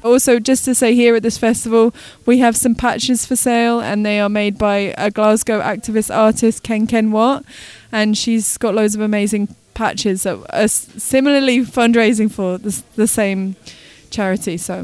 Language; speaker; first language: English; native; English